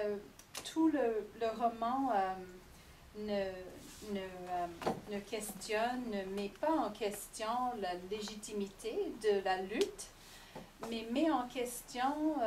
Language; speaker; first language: French; non-native, fluent; English